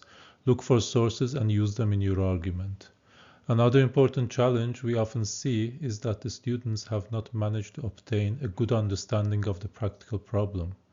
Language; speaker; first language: English; non-native, fluent; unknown